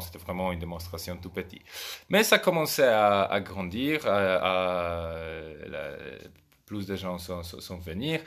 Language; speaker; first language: French; non-native, fluent; Polish